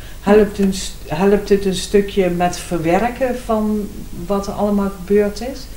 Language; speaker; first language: Dutch; native; Dutch